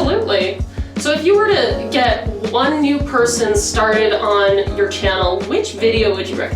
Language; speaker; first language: English; native; English